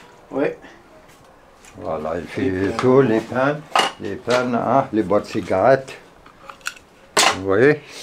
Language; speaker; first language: French; non-native, local second language; Arabic